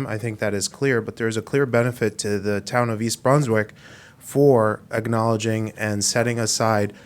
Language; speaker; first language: English; native; English